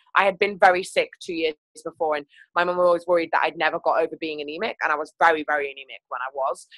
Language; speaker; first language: English; native; English